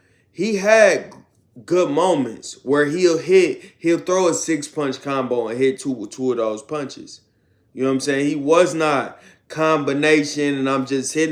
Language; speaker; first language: English; native; English